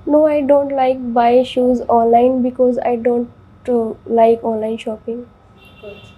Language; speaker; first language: English; non-native, local second language; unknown